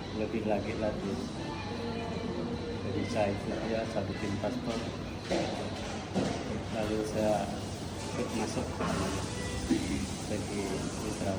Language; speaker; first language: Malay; non-native, learner; Indonesian